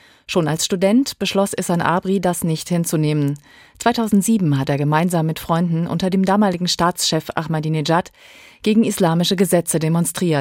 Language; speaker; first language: German; native; German